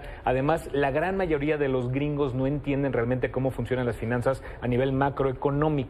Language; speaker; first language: Spanish; native; Spanish